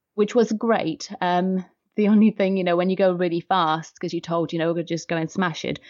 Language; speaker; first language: English; non-native, fluent; Polish